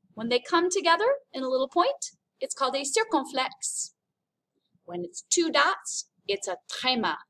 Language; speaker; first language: English; native; English